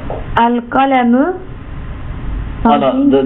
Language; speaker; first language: Arabic; non-native, learner; Turkish